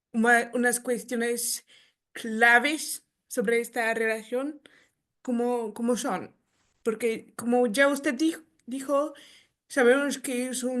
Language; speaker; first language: Spanish; non-native, fluent; Polish